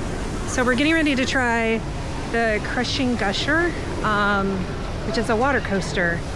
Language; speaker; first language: English; native; English